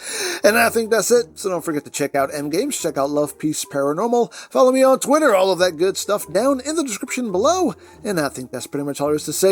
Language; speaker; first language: English; native; English